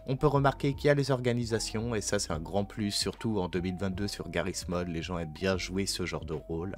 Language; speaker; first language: French; native; French